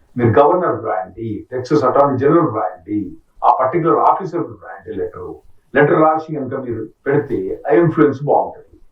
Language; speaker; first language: Telugu; native; Telugu